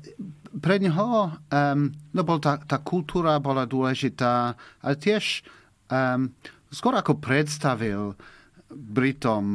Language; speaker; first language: Slovak; non-native, fluent; English